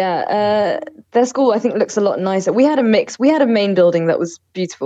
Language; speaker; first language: English; native; English